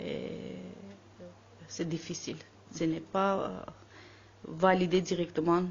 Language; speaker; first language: French; non-native, learner; Armenian